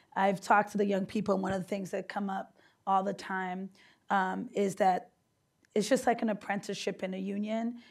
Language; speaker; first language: English; native; English